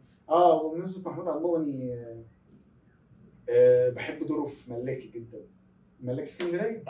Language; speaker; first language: Arabic; native; Arabic